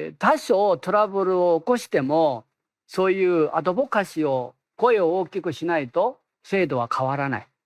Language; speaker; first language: Japanese; non-native, fluent; Korean